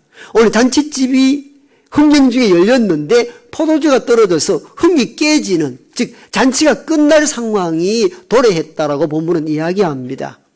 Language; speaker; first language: Korean; native; Korean